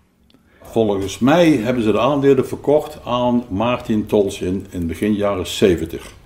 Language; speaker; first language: Dutch; native; Dutch